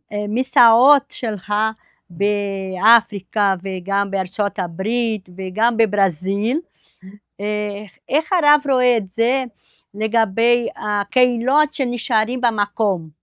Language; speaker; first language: Hebrew; non-native, fluent; Portuguese